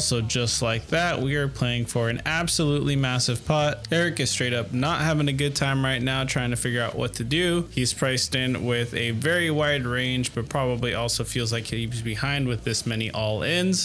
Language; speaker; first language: English; native; English